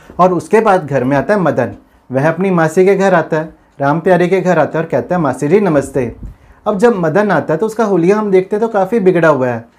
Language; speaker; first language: Hindi; non-native, local second language; Punjabi